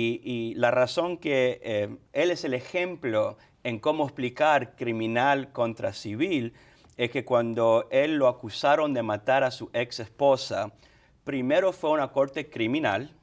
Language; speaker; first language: Spanish; early bilingual, other home language; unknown